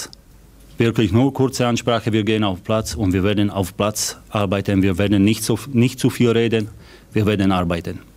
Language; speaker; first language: German; non-native, fluent; Slovak